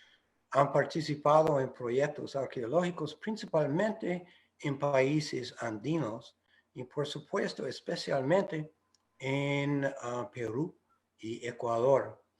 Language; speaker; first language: Spanish; non-native, fluent; English